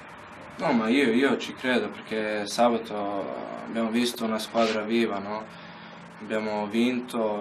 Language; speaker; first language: Italian; non-native, fluent; Slovenian